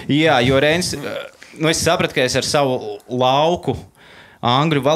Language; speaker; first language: Latvian; native; Latvian